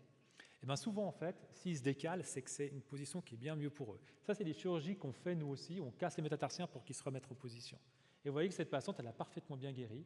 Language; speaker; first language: French; native; French